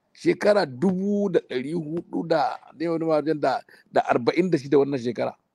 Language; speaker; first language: Hausa; native; Hausa